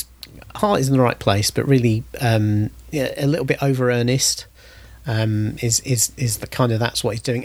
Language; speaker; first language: English; native; English